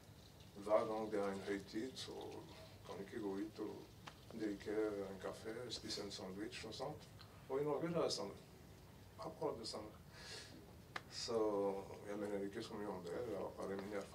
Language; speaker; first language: Norwegian; non-native, learner; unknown